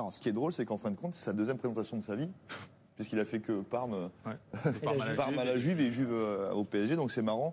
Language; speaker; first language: French; native; French